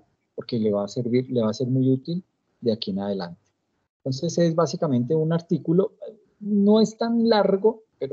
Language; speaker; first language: Spanish; native; Spanish